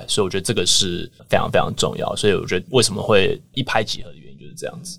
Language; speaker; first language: Chinese; native; Chinese